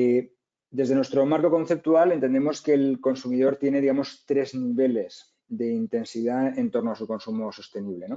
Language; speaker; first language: Spanish; native; Spanish